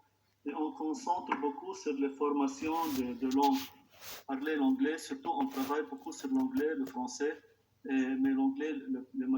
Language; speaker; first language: French; non-native, local second language; Arabic